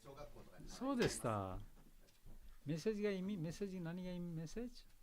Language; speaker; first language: Japanese; non-native, learner; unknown